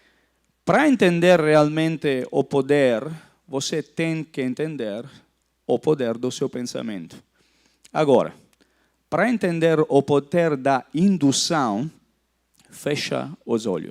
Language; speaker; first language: Portuguese; non-native, fluent; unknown